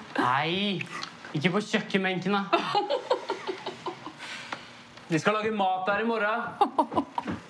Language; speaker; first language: Norwegian; native; Norwegian